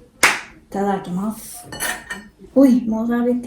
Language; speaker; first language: Japanese; non-native, fluent; Filipino